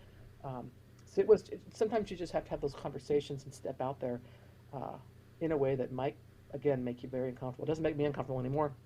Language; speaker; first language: English; native; English